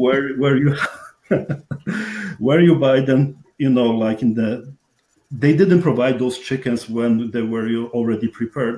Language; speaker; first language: English; non-native, fluent; Polish